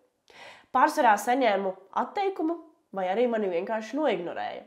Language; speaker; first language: Latvian; native; Latvian